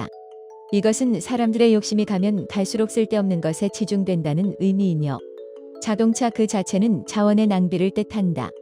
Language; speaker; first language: Korean; native; Korean